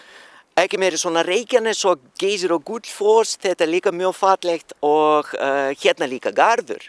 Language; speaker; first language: Icelandic; non-native, learner; Russian